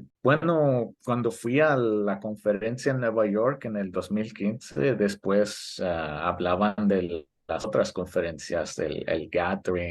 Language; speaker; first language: Spanish; early bilingual, heritage; Spanish